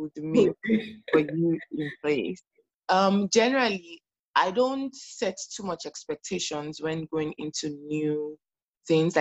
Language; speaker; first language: English; non-native, local second language; Yoruba